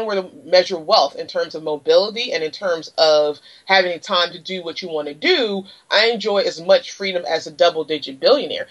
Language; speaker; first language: English; native; English